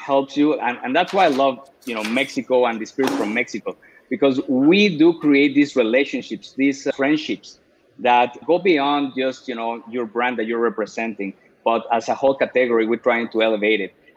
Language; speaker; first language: English; non-native, fluent; Spanish